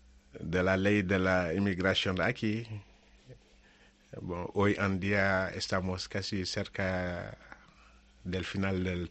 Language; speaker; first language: Spanish; non-native, learner; Wolof